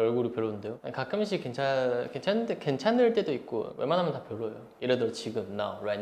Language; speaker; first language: Korean; non-native, fluent; Chinese